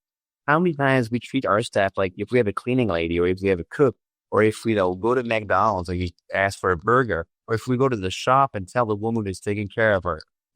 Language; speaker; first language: English; non-native, fluent; French